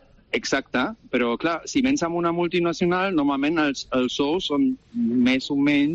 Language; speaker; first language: Catalan; non-native, fluent; German